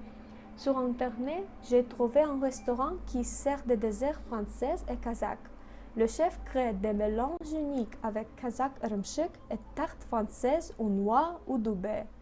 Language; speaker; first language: French; non-native, learner; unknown